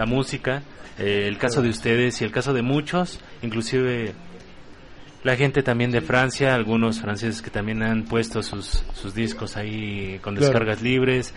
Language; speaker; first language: Spanish; native; Spanish